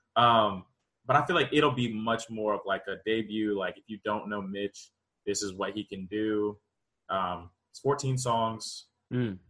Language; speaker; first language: English; native; English